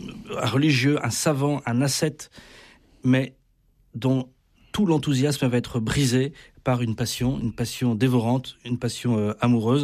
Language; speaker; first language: French; native; French